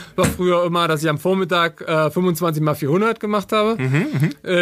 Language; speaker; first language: German; native; German